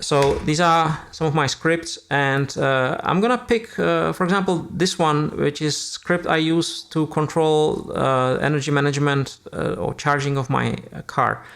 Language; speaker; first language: English; non-native, fluent; Czech